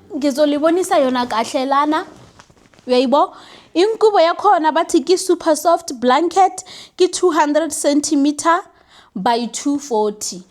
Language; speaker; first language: Zulu; non-native, local second language; Southern Sotho